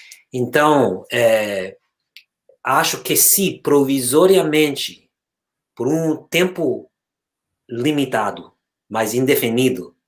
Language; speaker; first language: Portuguese; non-native, fluent; English